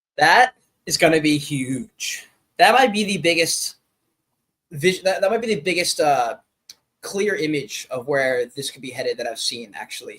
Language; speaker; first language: English; native; English